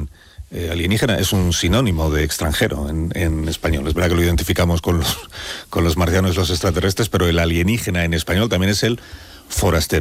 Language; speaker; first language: Spanish; native; Spanish